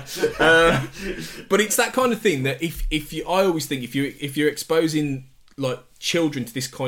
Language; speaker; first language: English; native; English